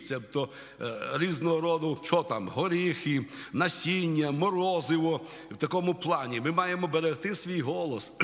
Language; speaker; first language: Ukrainian; native; Ukrainian